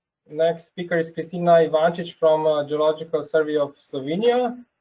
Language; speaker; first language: English; non-native, fluent; Slovenian